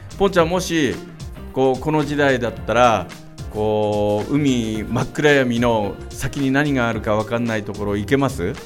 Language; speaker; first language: Japanese; native; Japanese